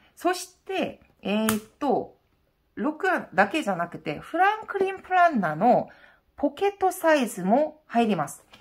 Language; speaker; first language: Japanese; non-native, fluent; Korean